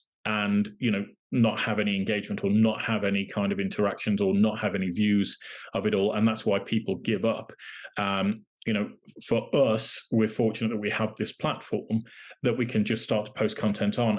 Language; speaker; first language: English; native; English